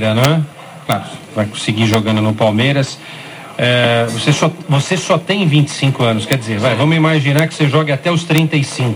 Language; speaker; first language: Portuguese; native; Portuguese